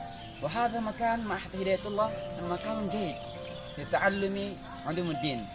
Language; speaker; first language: Arabic; non-native, learner; Indonesian